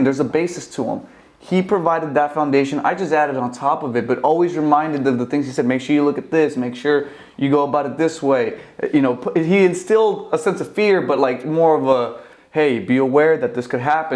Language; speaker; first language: English; native; English